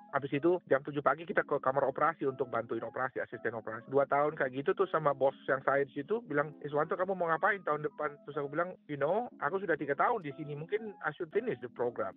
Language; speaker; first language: Indonesian; native; Indonesian